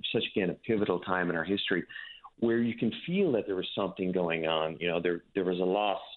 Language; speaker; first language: English; native; English